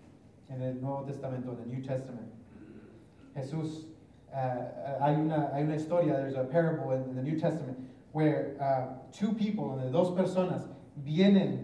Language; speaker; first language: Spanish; early bilingual, heritage; English